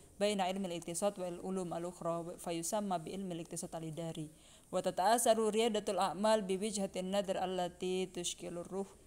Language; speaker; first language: Arabic; non-native, fluent; Indonesian